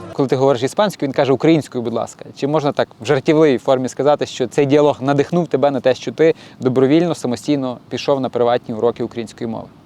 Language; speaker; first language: Ukrainian; native; Ukrainian